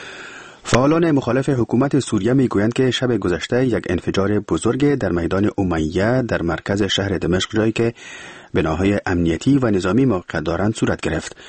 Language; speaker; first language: Persian; native; Persian